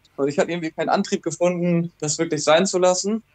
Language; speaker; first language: German; native; German